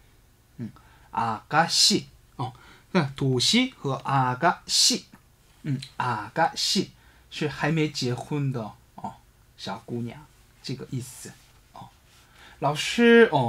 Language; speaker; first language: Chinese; non-native, fluent; Korean